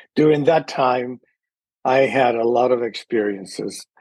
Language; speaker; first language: English; early bilingual, other home language; Spanish